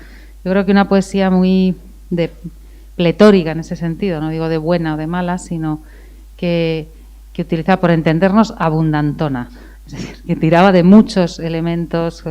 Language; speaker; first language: Spanish; native; Spanish